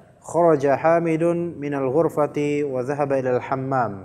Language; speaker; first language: Arabic; non-native, fluent; Indonesian